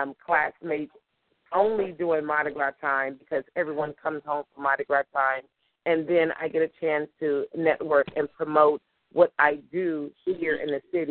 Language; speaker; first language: English; native; English